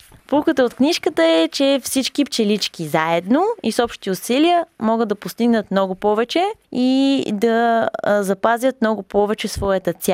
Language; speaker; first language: Bulgarian; native; Bulgarian